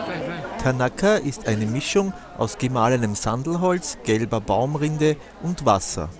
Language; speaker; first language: German; native; German